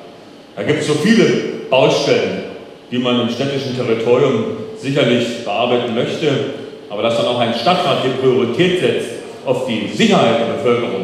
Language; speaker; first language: German; native; German